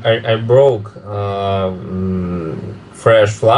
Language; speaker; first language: English; non-native, learner; Russian